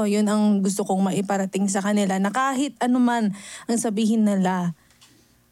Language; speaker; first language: Filipino; native; Filipino